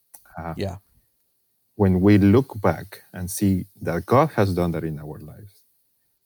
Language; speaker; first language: English; non-native, fluent; Spanish